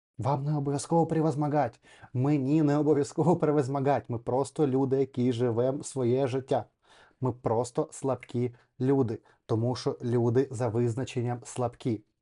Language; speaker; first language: Ukrainian; non-native, local second language; Russian